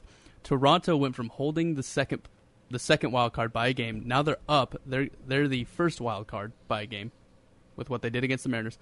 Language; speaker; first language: English; native; English